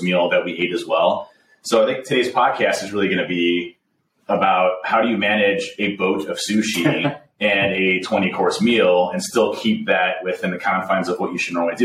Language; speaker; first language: English; native; English